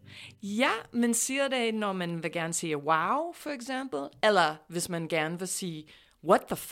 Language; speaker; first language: Danish; non-native, fluent; English